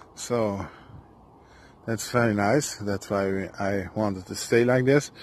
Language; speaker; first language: English; non-native, fluent; Dutch